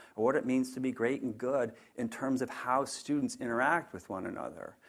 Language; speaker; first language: English; native; English